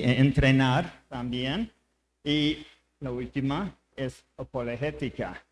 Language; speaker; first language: Spanish; non-native, learner; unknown